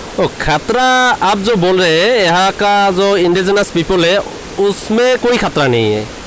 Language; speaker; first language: Hindi; non-native, local second language; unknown